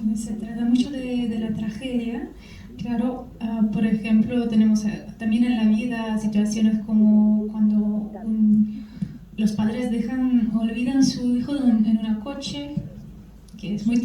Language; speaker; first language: Spanish; non-native, fluent; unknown